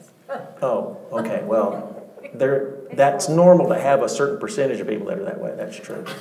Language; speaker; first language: English; native; English